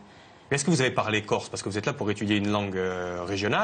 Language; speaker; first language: French; native; French